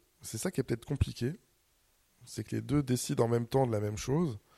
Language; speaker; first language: French; native; French